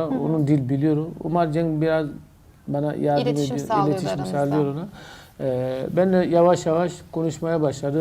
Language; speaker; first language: Turkish; non-native, learner; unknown